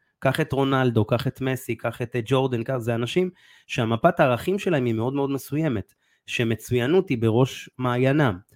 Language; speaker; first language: Hebrew; native; Hebrew